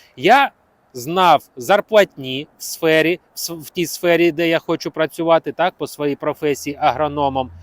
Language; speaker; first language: Ukrainian; native; Ukrainian